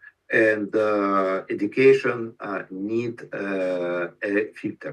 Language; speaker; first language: English; non-native, learner; Russian